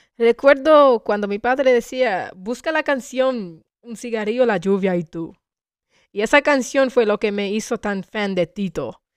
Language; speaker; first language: Spanish; early bilingual, heritage; Spanish